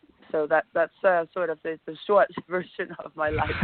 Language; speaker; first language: English; non-native, fluent; Danish